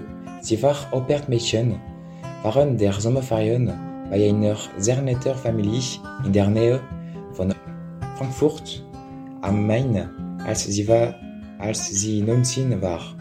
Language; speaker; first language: German; non-native, learner; French